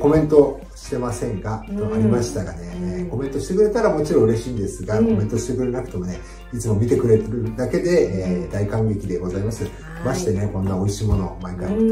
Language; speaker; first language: Japanese; native; Japanese